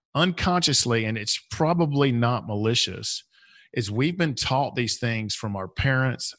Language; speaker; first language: English; native; English